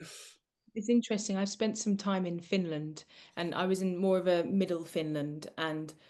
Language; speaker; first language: English; native; English